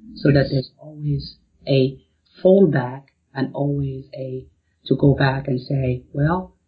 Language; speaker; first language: English; non-native, fluent; Arabic